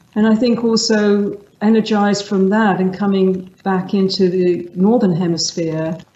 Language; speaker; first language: English; native; English